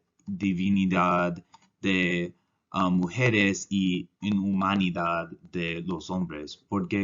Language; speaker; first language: Spanish; non-native, learner; English